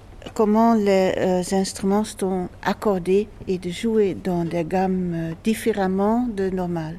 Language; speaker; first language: French; non-native, learner; Dutch